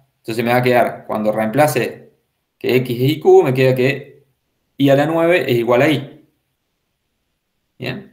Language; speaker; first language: Spanish; native; Spanish